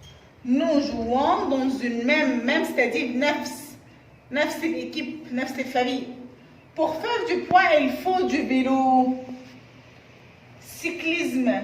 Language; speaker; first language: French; non-native, fluent; Arabic